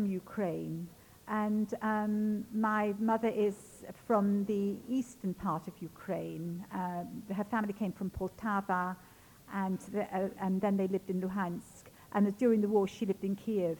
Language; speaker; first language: English; non-native, local second language; Ukrainian